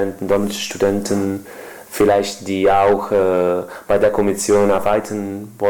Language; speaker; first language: German; non-native, learner; Spanish